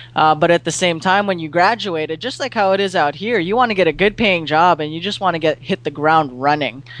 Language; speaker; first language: English; non-native, local second language; Filipino